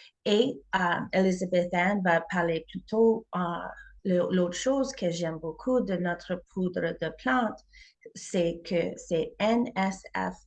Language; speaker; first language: French; non-native, learner; English